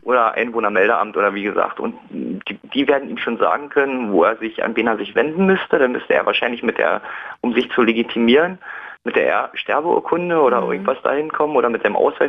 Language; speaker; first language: German; native; German